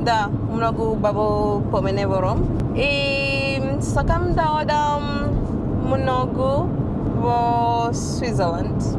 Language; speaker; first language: Macedonian; non-native, learner; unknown